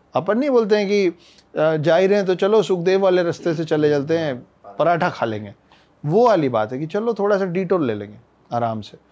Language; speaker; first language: Hindi; native; Hindi